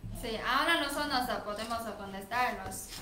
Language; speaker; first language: Spanish; non-native, learner; Chinese